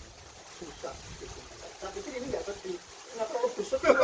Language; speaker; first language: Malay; non-native, local second language; Javanese